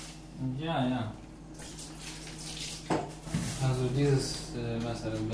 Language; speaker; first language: German; non-native, fluent; Russian